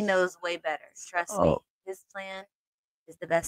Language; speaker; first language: English; native; English